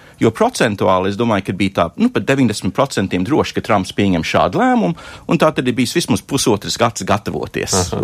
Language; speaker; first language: Latvian; native; Latvian